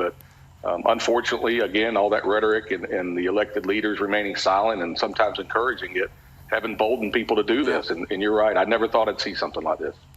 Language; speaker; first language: English; native; English